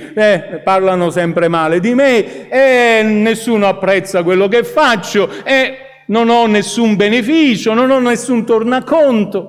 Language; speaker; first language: Italian; native; Italian